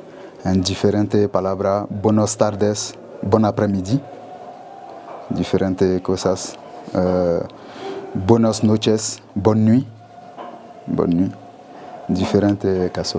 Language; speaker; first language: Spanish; non-native, learner; French